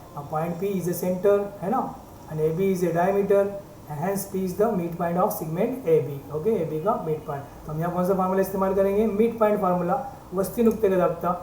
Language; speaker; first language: Urdu; native; Urdu